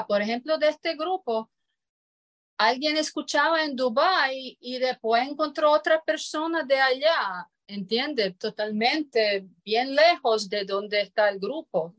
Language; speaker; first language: Spanish; non-native, fluent; Croatian